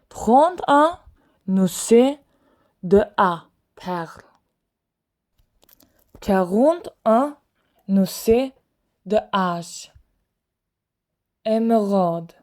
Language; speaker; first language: French; non-native, fluent; Swedish